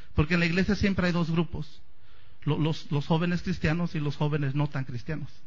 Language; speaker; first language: Spanish; native; Spanish